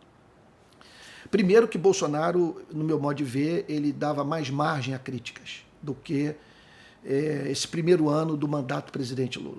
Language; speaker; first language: Portuguese; native; Portuguese